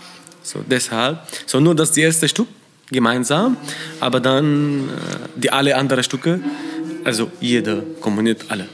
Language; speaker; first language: German; non-native, learner; Arabic